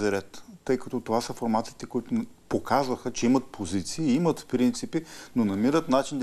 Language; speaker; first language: Bulgarian; native; Bulgarian